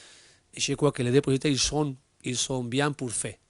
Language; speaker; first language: French; non-native, learner; Spanish